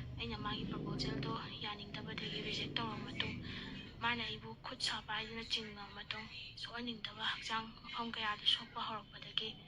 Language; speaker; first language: Manipuri; native; Manipuri